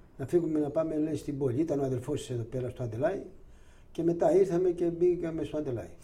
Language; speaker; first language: Greek; non-native, local second language; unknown